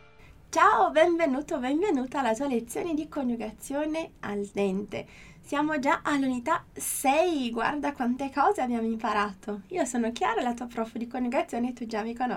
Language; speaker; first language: Italian; non-native, fluent; Portuguese